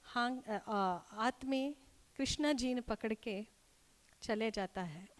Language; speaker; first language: Hindi; non-native, local second language; Kannada